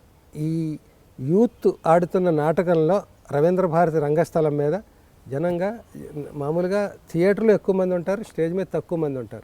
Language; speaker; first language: Telugu; native; Telugu